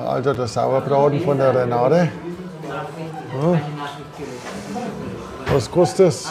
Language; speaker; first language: German; native; German